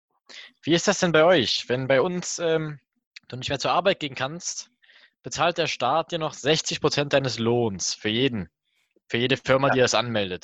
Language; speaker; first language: German; native; German